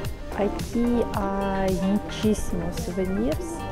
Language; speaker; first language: Spanish; non-native, fluent; Russian